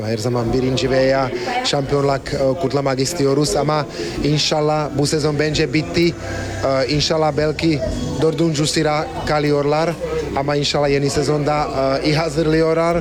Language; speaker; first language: Turkish; non-native, learner; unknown